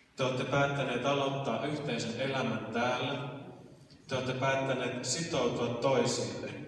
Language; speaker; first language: Finnish; native; Finnish